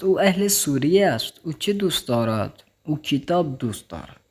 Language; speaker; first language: Persian; non-native, fluent; Urdu